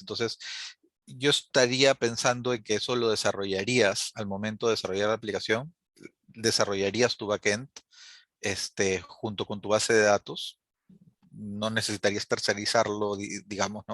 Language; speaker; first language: Spanish; native; Spanish